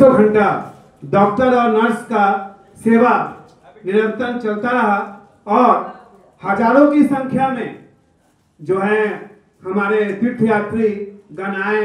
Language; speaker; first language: Hindi; native; Hindi